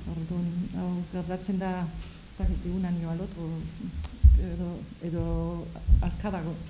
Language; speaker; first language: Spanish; non-native, fluent; German